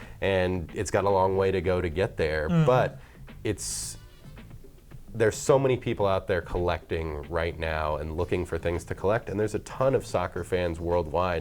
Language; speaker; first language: English; native; English